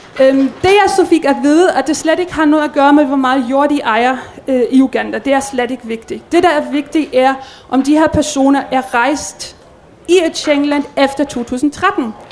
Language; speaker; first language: Danish; native; Danish